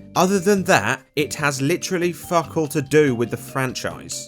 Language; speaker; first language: English; native; English